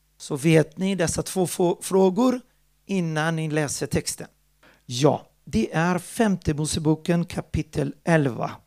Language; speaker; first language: Swedish; non-native, fluent; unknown